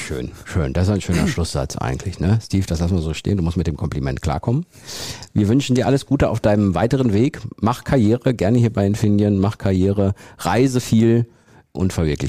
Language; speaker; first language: German; native; German